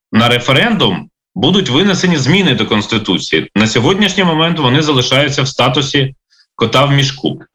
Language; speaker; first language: Ukrainian; native; Ukrainian